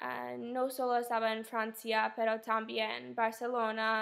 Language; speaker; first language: Spanish; non-native, fluent; English